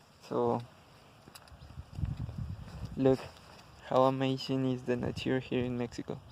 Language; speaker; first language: English; non-native, learner; Spanish